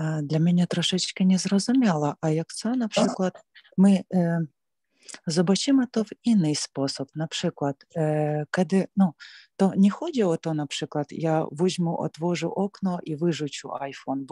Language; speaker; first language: Polish; non-native, learner; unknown